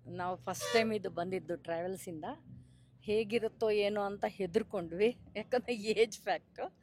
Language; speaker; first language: Kannada; native; Kannada